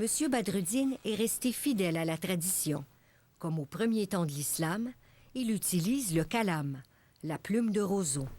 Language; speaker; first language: French; native; French